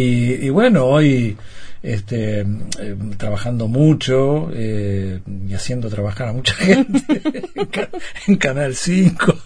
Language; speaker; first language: Spanish; native; Spanish